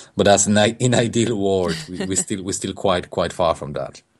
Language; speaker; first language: English; non-native, fluent; Polish